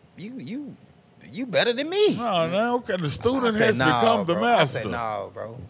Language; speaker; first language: English; native; English